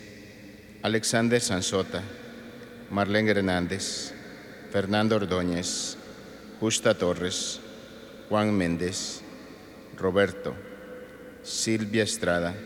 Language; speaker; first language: Spanish; native; Spanish